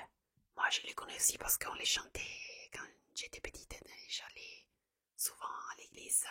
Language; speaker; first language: French; non-native, fluent; Italian